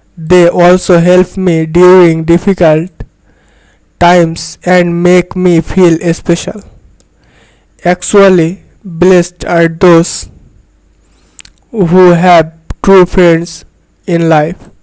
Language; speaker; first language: English; non-native, local second language; Bangla